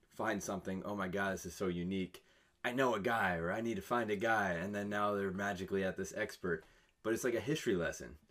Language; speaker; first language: English; native; English